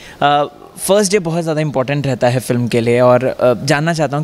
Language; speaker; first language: Hindi; native; Hindi